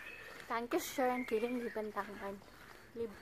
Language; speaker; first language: German; non-native, learner; Filipino